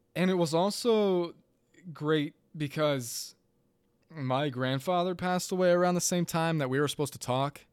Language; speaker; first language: English; native; English